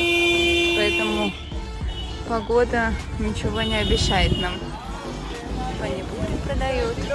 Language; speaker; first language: Russian; native; Russian